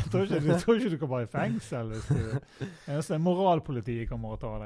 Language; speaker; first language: Norwegian; native; Norwegian